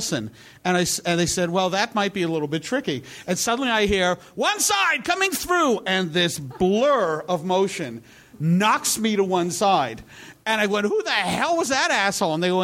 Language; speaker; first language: English; native; English